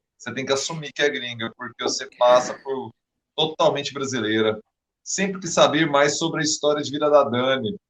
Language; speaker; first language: Portuguese; native; Portuguese